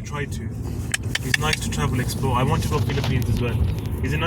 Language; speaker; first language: English; early bilingual, other home language; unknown